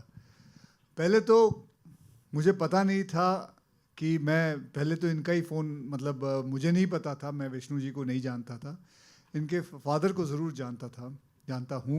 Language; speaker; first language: Hindi; native; Hindi